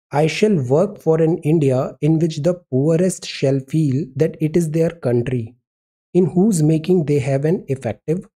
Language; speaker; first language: Hindi; native; Hindi